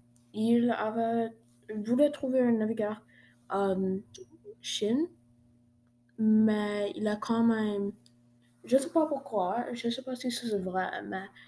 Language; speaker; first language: French; non-native, learner; English